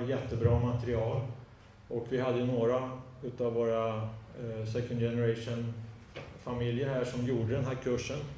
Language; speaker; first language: Swedish; native; Swedish